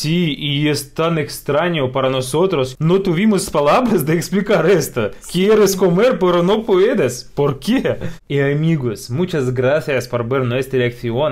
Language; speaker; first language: Spanish; non-native, fluent; Russian